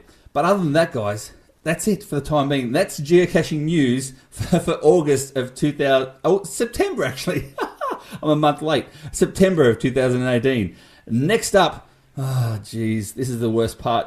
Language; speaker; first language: English; native; English